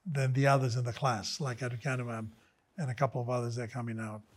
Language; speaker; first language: English; non-native, fluent; Greek